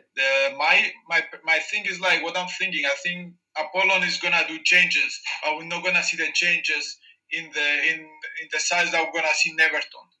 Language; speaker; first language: English; non-native, fluent; Greek